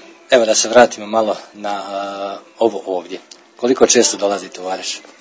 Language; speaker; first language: Croatian; native; Croatian